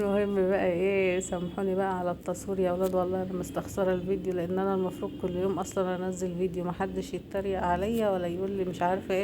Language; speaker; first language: Arabic; native; Arabic